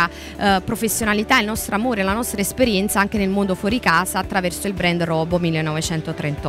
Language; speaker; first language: Italian; native; Italian